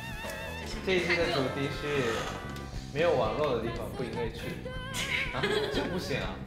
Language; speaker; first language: Chinese; non-native, fluent; Japanese